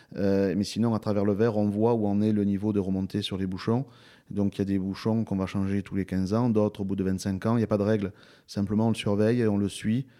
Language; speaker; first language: French; native; French